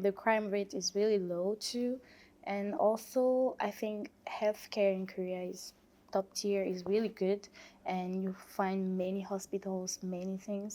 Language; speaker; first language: English; non-native, local second language; French